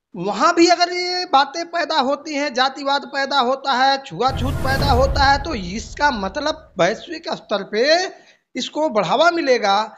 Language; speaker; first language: Hindi; native; Hindi